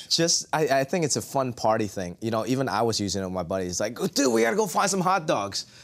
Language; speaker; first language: English; non-native, local second language; Cantonese